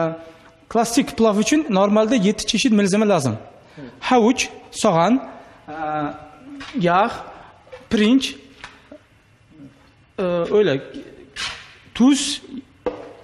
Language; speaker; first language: Turkish; non-native, learner; Uzbek